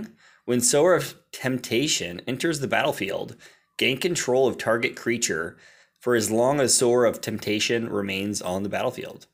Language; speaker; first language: English; native; English